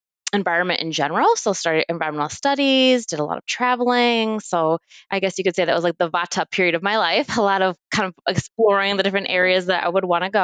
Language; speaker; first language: English; native; English